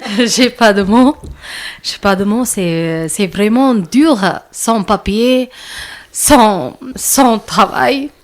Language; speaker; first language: French; non-native, learner; Malayalam